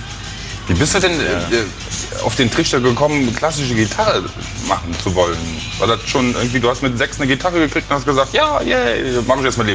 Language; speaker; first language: German; native; German